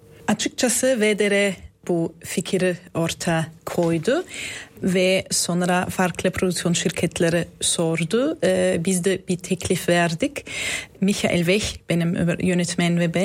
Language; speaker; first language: Turkish; non-native, fluent; German